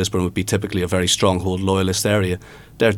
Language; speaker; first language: English; native; English